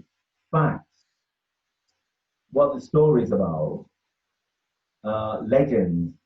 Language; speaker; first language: English; non-native, fluent; Spanish